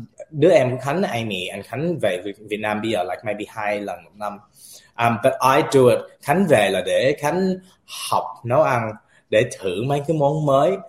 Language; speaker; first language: Vietnamese; early bilingual, heritage; Vietnamese